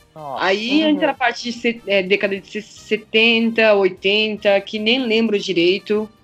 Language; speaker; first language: Portuguese; early bilingual, other home language; Japanese